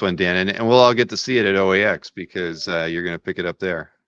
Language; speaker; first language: English; native; English